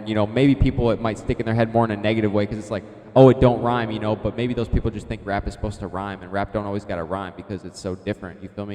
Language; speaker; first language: English; native; English